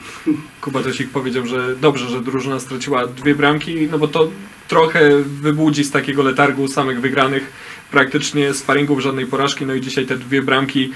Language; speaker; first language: Polish; native; Polish